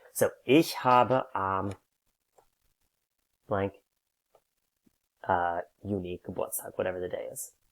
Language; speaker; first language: German; non-native, fluent; English